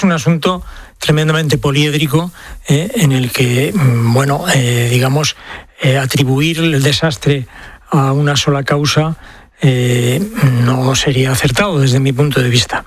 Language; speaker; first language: Spanish; native; Spanish